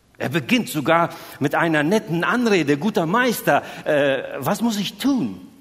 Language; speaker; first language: German; native; German